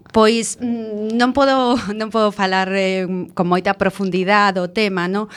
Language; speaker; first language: Galician; non-native, local second language; Spanish